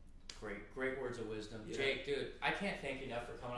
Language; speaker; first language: English; native; English